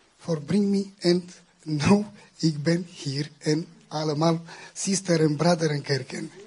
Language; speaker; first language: Dutch; non-native, learner; Romanian